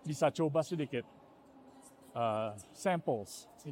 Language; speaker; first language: Indonesian; non-native, fluent; English